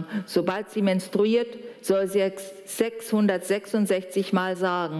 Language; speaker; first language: German; native; German